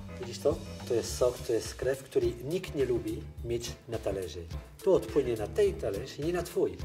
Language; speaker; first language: Polish; non-native, fluent; French